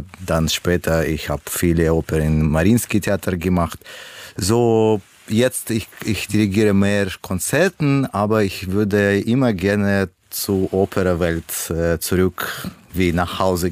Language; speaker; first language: German; non-native, learner; Russian